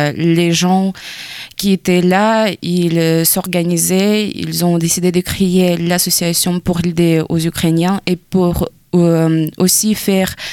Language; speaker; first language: French; non-native, fluent; Ukrainian